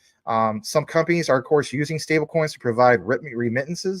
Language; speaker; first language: English; native; English